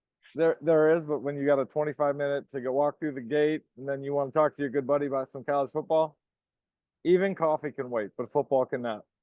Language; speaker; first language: English; native; English